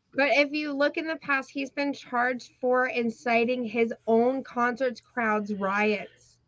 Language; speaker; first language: English; native; English